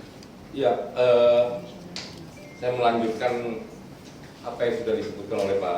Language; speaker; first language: Indonesian; native; Indonesian